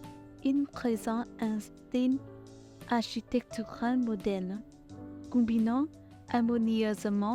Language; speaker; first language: French; non-native, fluent; Vietnamese